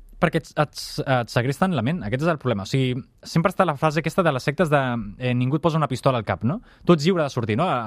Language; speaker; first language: Catalan; native; Catalan